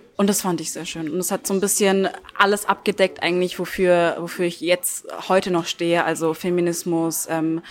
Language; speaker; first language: German; early bilingual, other home language; Turkish